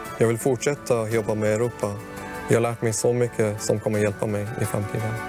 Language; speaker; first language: Swedish; early bilingual, other home language; Persian